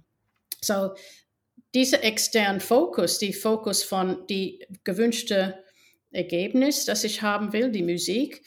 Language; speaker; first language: German; non-native, fluent; English